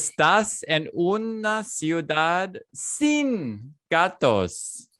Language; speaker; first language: Spanish; non-native, fluent; English